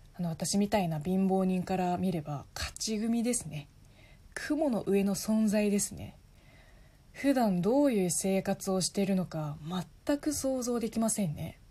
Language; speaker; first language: Japanese; non-native, fluent; Chinese